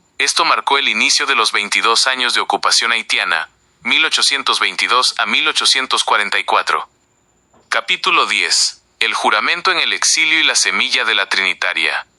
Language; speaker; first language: Spanish; native; Spanish